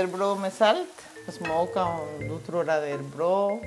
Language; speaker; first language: Swedish; non-native, learner; Spanish